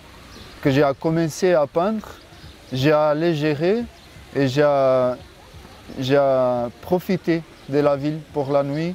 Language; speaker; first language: French; non-native, fluent; Portuguese